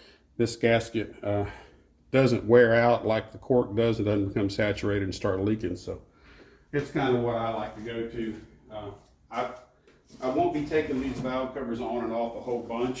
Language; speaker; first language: English; native; English